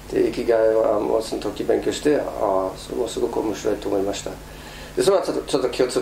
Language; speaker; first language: Japanese; non-native, fluent; German